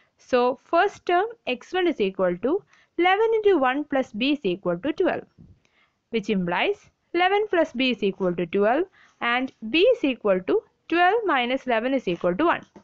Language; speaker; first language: English; non-native, local second language; Malayalam